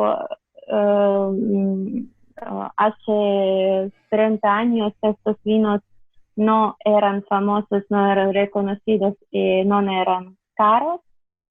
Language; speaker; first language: Spanish; non-native, fluent; Russian